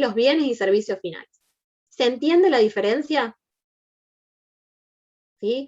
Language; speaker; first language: Spanish; native; Spanish